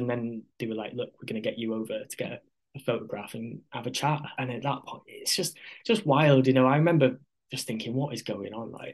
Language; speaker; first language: English; native; English